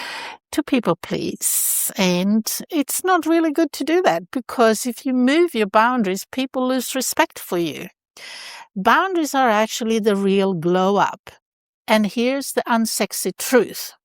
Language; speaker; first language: English; non-native, fluent; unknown